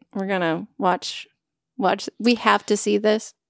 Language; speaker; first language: English; native; English